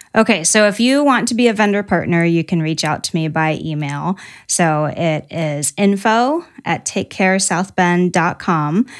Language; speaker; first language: English; native; English